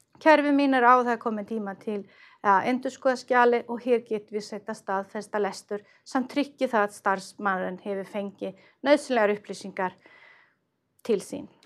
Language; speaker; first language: Icelandic; non-native, fluent; Swedish